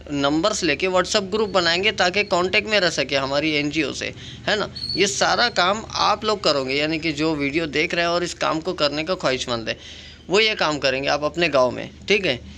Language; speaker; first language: Hindi; non-native, local second language; Urdu